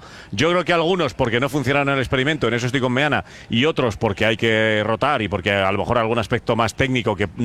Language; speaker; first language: Spanish; native; Spanish